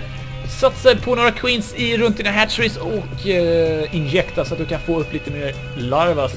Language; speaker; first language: Swedish; native; Swedish